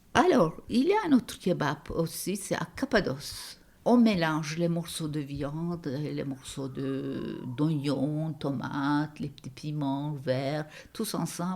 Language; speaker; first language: French; non-native, fluent; Turkish